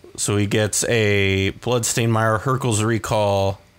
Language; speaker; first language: English; native; English